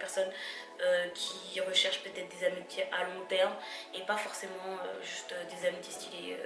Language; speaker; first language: French; native; French